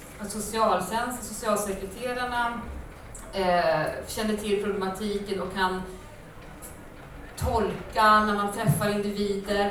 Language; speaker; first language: Swedish; native; Swedish